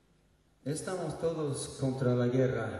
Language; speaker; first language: Spanish; non-native, learner; English